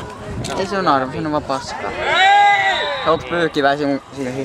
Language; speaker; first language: Finnish; native; Finnish